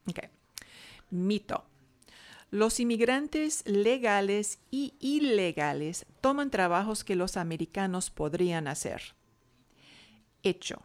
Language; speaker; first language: Spanish; non-native, fluent; English